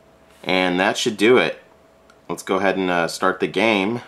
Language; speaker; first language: English; native; English